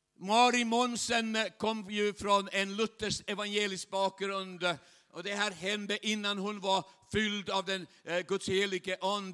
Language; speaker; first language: Swedish; non-native, fluent; Chinese